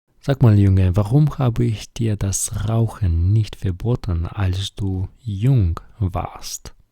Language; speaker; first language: German; non-native, fluent; Ukrainian